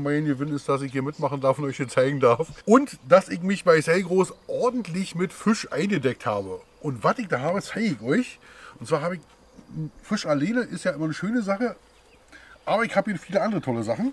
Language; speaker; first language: German; native; German